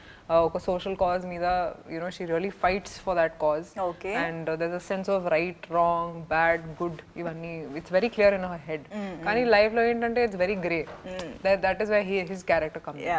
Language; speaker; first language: Telugu; non-native, fluent; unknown